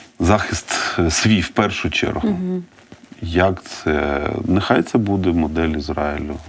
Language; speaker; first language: Ukrainian; non-native, local second language; Russian